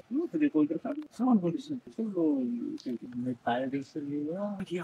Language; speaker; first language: Spanish; non-native, learner; Arabic